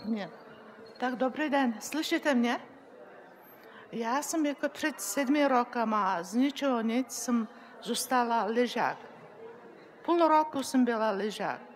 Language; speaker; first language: Czech; non-native, learner; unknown